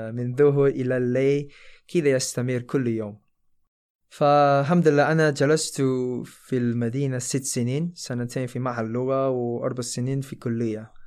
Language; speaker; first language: Arabic; non-native, fluent; Chinese